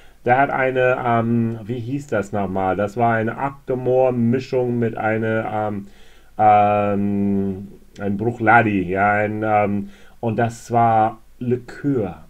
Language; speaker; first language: German; non-native, fluent; English